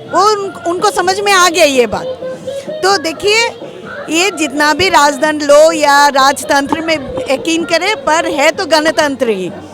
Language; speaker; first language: Hindi; non-native, local second language; Bangla